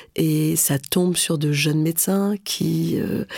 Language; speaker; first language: French; non-native, local second language; Arabic